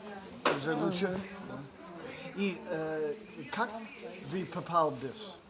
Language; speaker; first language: Russian; non-native, learner; English